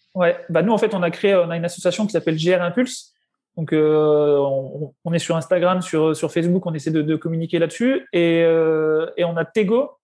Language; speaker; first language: French; native; French